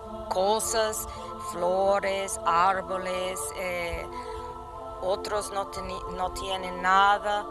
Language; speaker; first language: Spanish; non-native, fluent; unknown